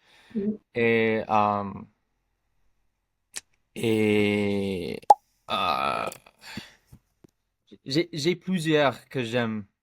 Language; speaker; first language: French; non-native, learner; English